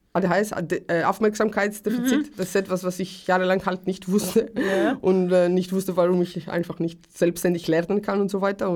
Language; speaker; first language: German; early bilingual, other home language; Greek